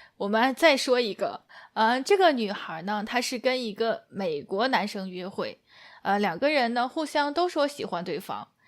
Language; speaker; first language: Chinese; native; Chinese